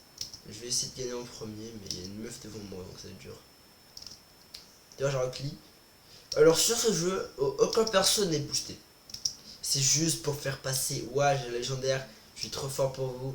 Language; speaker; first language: French; native; French